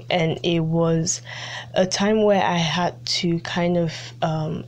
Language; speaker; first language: English; early bilingual, other home language; Italian